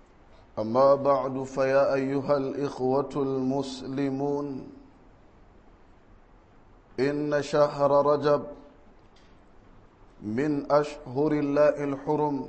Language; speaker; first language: Arabic; non-native, fluent; Hausa